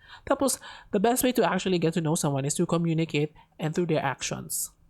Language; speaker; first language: English; non-native, local second language; Filipino